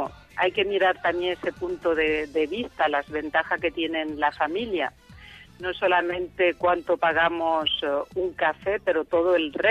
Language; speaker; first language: Spanish; non-native, fluent; French